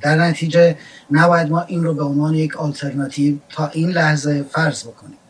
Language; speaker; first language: Persian; non-native, local second language; Central Kurdish